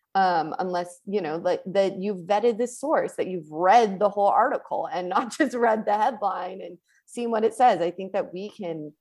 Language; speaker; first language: English; native; English